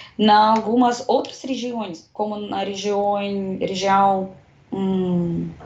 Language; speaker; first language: Portuguese; non-native, fluent; Russian